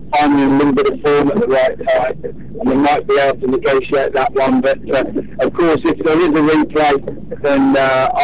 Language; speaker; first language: English; native; English